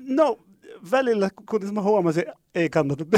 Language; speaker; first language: Finnish; non-native, learner; Arabic